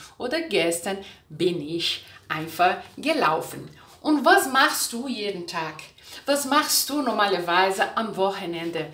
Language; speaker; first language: German; non-native, fluent; Portuguese